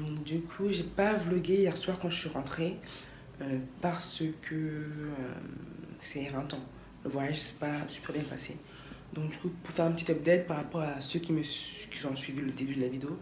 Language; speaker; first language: French; native; French